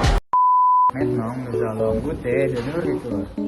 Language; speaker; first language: French; non-native, learner; Indonesian